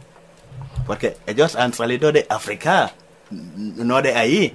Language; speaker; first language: Spanish; non-native, learner; Wolof